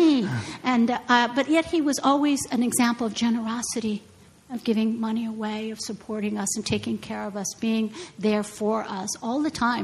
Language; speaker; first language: English; native; English